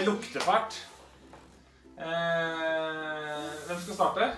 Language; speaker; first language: Norwegian; native; Norwegian